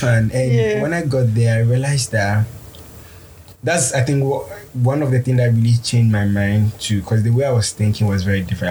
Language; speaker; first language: English; non-native, local second language; Akan